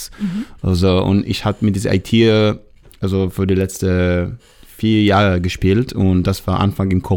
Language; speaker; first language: German; non-native, learner; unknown